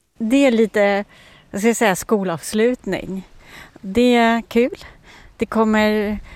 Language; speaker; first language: Swedish; native; Swedish